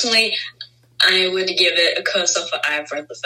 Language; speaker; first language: English; non-native, fluent; Norwegian